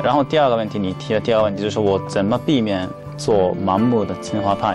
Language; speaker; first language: Chinese; non-native, fluent; Japanese